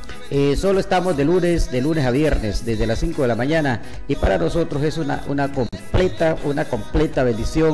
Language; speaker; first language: Spanish; native; Spanish